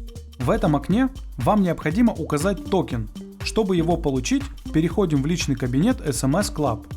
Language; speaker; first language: Russian; native; Russian